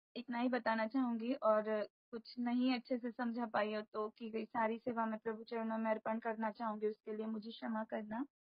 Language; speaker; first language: Hindi; non-native, local second language; Marathi